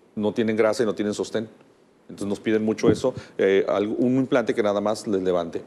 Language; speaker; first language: Spanish; native; Spanish